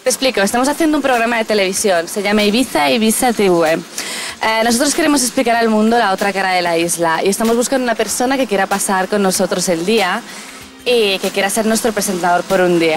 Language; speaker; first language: Spanish; native; Spanish